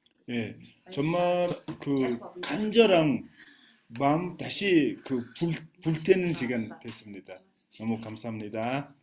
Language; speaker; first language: Korean; non-native, fluent; Mongolian